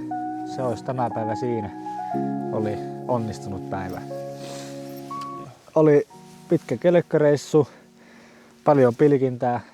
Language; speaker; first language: Finnish; native; Finnish